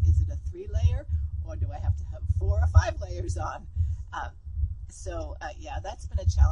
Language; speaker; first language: English; native; English